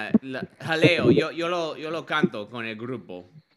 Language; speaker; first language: Spanish; non-native, learner; English